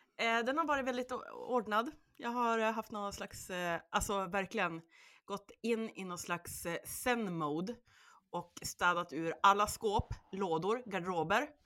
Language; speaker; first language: Swedish; native; Swedish